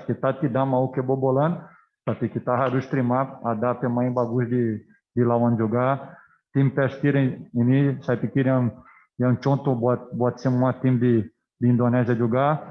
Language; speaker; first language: Indonesian; non-native, fluent; Portuguese